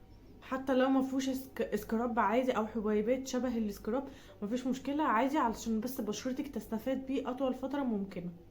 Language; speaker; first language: Arabic; native; Arabic